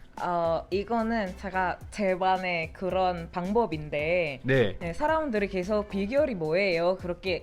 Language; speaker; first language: Korean; non-native, fluent; Indonesian